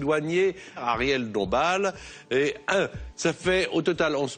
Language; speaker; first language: French; native; French